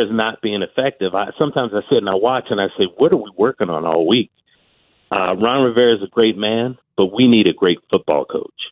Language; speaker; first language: English; native; English